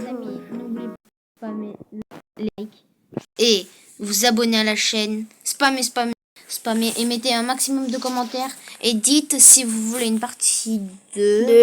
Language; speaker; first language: French; native; French